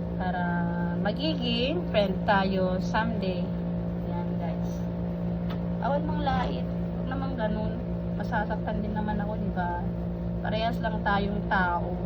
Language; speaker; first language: Filipino; non-native, local second language; Iloko